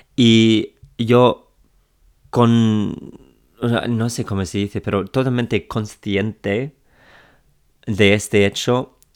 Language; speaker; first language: Spanish; non-native, fluent; English